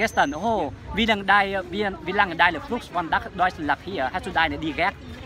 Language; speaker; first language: German; non-native, learner; Vietnamese